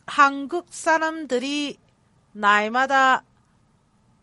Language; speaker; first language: Korean; non-native, learner; Cantonese